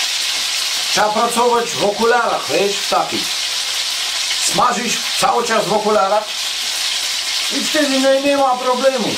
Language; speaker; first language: Polish; non-native, learner; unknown